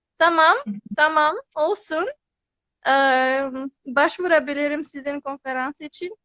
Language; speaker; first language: Turkish; non-native, learner; Macedonian